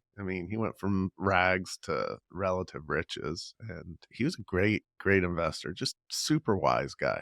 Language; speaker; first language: English; native; English